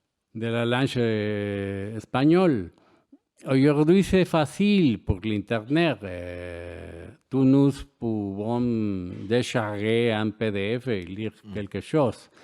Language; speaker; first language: French; non-native, learner; Spanish